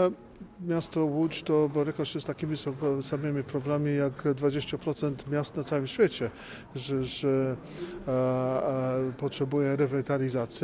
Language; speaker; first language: Polish; early bilingual, heritage; Polish